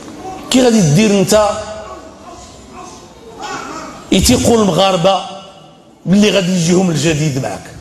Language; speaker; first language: Arabic; native; Arabic